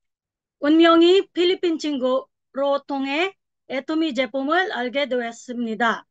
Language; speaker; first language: Korean; non-native, learner; Filipino